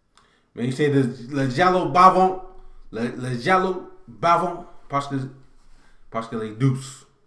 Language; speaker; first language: French; non-native, learner; English